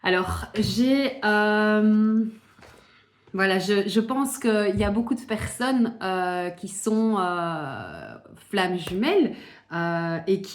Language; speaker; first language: French; native; French